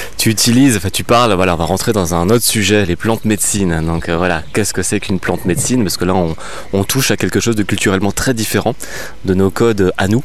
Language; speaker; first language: French; native; French